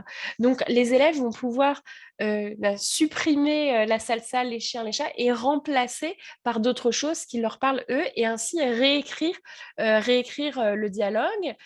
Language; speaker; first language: French; native; French